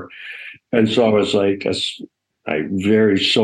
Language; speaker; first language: English; native; English